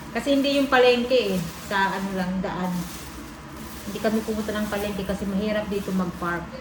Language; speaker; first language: Filipino; non-native, local second language; Cebuano